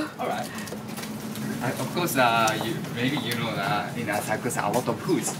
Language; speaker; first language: English; non-native, learner; Japanese